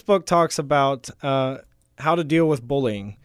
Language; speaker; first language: English; native; English